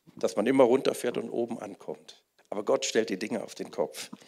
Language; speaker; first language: German; native; German